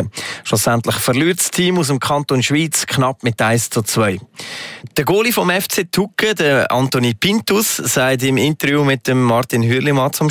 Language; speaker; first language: German; native; German